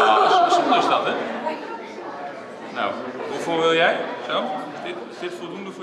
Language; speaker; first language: Dutch; native; Dutch